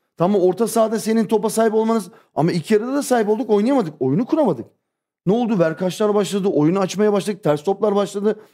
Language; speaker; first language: Turkish; early bilingual, heritage; Turkish